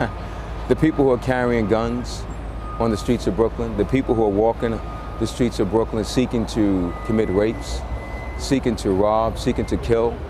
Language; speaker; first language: English; native; English